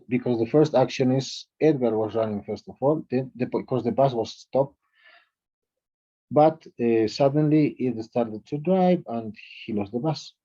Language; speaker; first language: English; non-native, fluent; Spanish